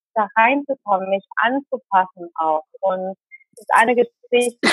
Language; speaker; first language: German; early bilingual, other home language; Tamil